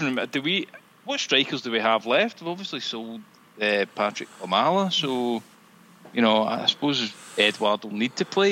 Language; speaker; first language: English; native; English